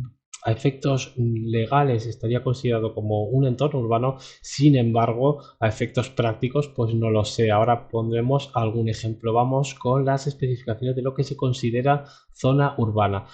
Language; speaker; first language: Spanish; native; Spanish